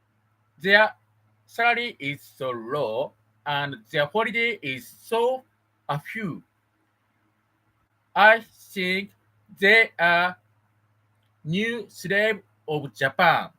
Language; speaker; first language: English; non-native, learner; Japanese